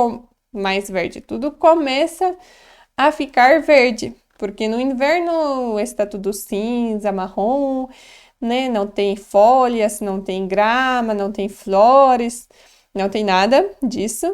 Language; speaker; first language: Portuguese; non-native, fluent; Polish